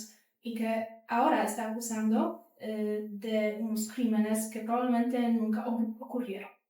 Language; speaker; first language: Spanish; non-native, fluent; Polish